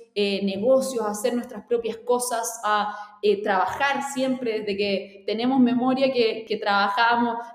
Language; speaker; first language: Spanish; native; Spanish